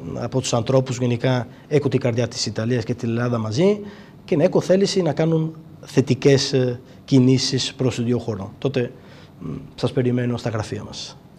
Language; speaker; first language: Greek; non-native, fluent; Italian